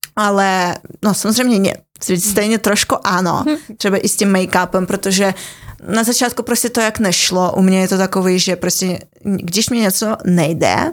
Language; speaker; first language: Czech; non-native, fluent; Russian